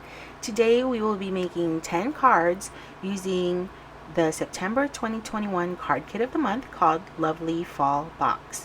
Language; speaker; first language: English; native; English